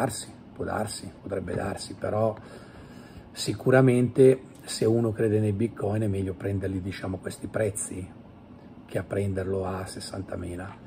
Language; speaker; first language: Italian; native; Italian